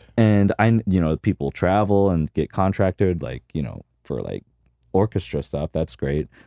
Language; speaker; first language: English; native; English